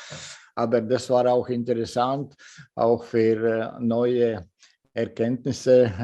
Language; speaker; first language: German; non-native, fluent; Latvian